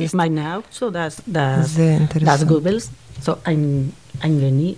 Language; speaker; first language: German; non-native, learner; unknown